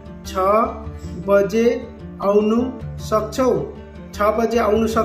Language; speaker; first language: Nepali; non-native, fluent; Bangla